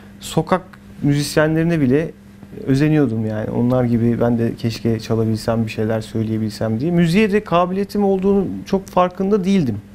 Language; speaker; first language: Turkish; early bilingual, heritage; Turkish